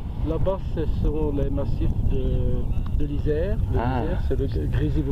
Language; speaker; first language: French; native; French